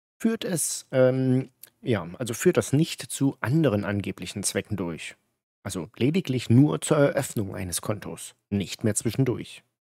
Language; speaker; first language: German; native; German